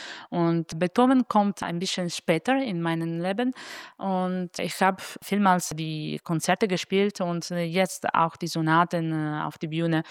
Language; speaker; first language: German; non-native, learner; Italian